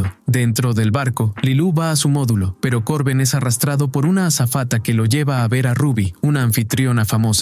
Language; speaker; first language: Spanish; native; Spanish